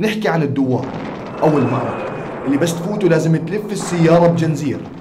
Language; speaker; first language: Arabic; native; Arabic